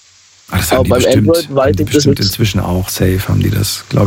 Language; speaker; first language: German; native; German